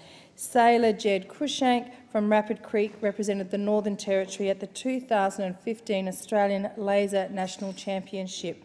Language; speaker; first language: English; native; English